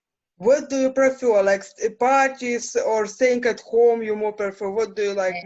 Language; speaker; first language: English; non-native, fluent; Russian